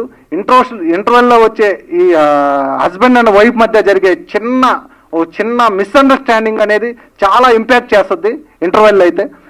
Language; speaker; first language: Telugu; native; Telugu